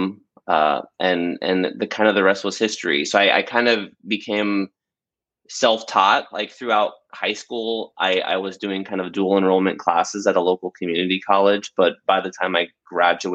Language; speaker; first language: English; native; English